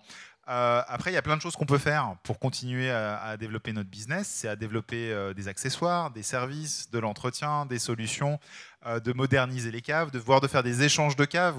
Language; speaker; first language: French; native; French